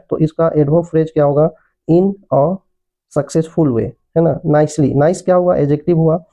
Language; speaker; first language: Hindi; native; Hindi